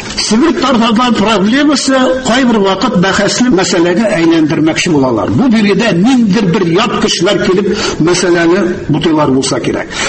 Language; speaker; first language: Tatar; native; Tatar